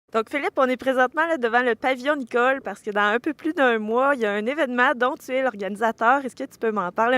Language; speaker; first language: French; native; French